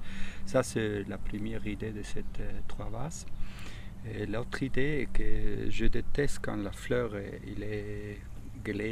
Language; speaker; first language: French; non-native, learner; Spanish